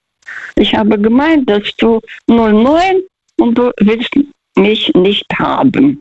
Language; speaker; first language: German; non-native, fluent; Russian